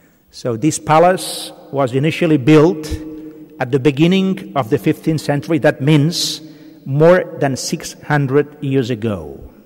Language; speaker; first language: English; non-native, fluent; Catalan